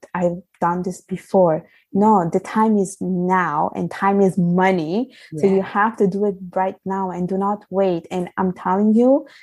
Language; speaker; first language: English; non-native, fluent; Italian